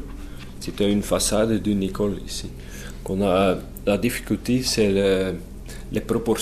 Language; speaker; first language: French; non-native, local second language; Dutch